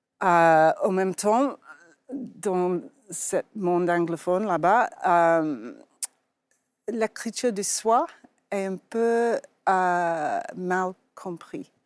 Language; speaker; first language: French; non-native, fluent; English